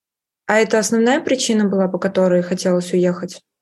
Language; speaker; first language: Russian; native; Russian